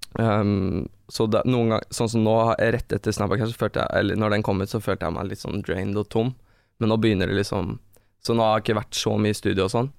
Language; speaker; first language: Norwegian; native; Norwegian